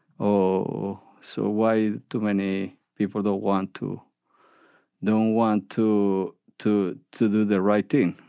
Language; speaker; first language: English; non-native, fluent; Spanish